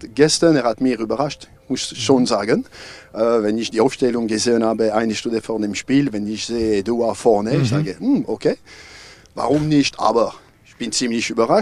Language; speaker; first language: German; non-native, fluent; French